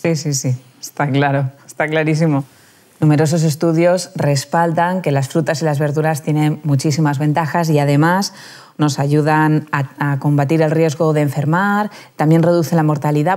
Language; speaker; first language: Spanish; native; Spanish